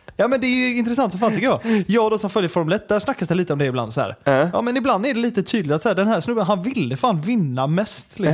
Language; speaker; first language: Swedish; native; Swedish